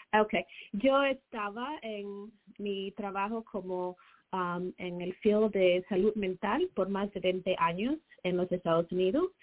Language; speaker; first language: Spanish; native; Spanish